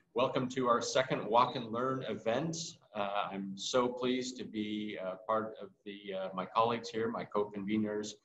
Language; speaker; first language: English; native; English